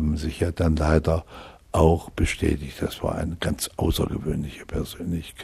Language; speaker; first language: German; native; German